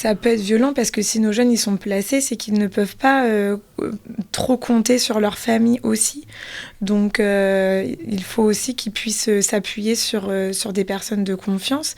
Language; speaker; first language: French; native; French